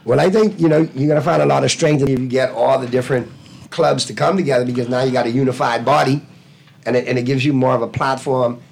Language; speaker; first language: English; native; English